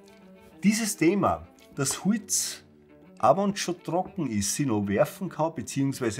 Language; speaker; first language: German; native; German